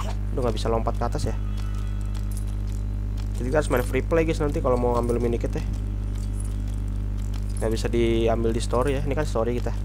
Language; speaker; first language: Indonesian; native; Indonesian